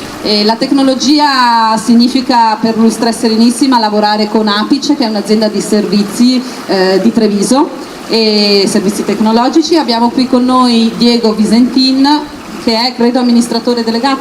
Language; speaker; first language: Italian; native; Italian